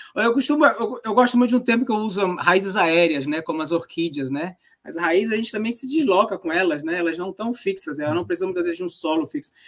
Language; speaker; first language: Portuguese; native; Portuguese